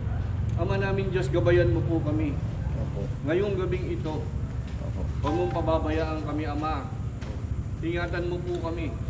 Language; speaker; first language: Filipino; native; Filipino